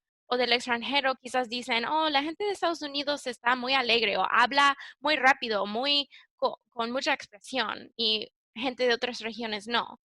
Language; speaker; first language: Spanish; early bilingual, heritage; English